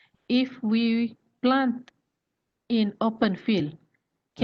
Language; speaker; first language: English; non-native, fluent; Malay